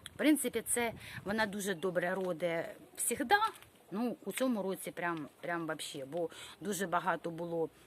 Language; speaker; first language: Ukrainian; native; Ukrainian